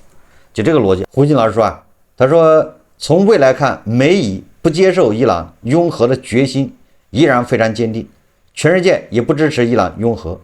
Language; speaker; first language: Chinese; native; Chinese